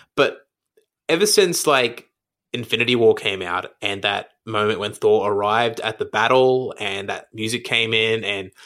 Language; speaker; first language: English; native; English